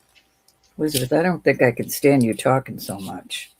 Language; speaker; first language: English; native; English